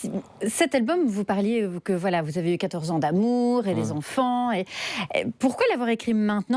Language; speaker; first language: French; native; French